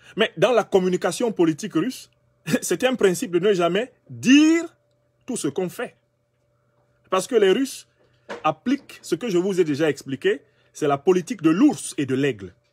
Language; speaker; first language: French; non-native, local second language; Basaa